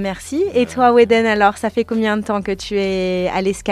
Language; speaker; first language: French; native; French